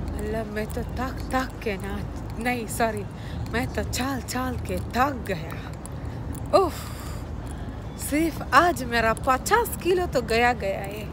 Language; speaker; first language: Hindi; non-native, local second language; Pashto